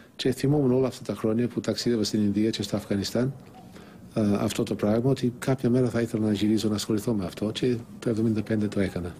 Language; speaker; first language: Greek; non-native, fluent; English